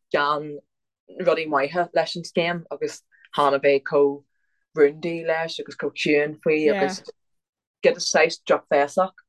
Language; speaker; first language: Irish; non-native, local second language; English